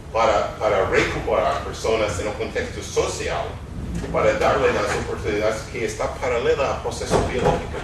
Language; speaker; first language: Spanish; non-native, fluent; English